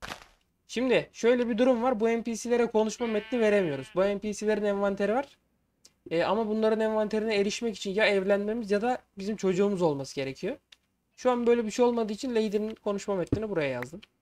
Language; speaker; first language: Turkish; native; Turkish